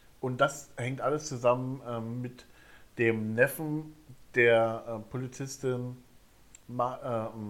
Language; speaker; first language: German; native; German